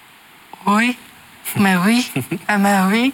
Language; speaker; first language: French; non-native, learner; Japanese